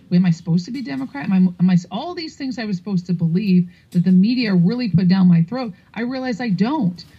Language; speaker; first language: English; native; English